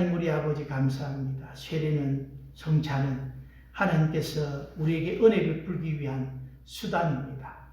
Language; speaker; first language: Korean; native; Korean